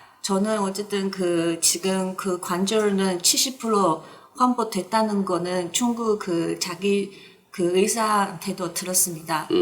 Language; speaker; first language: Korean; non-native, learner; Chinese